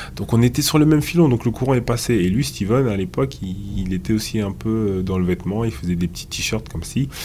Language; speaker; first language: French; native; French